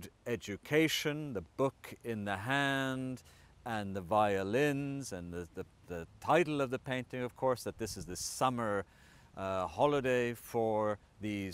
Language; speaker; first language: English; non-native, fluent; Estonian